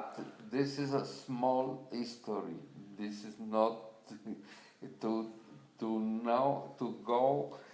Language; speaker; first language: English; non-native, learner; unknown